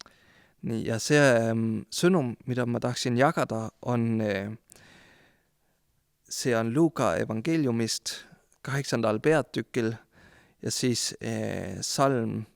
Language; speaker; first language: Estonian; non-native, fluent; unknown